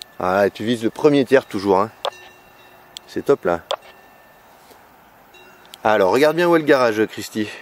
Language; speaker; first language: French; native; French